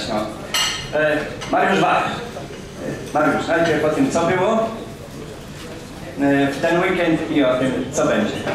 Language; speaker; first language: Polish; native; Polish